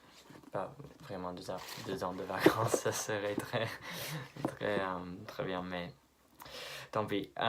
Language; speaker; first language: French; non-native, fluent; English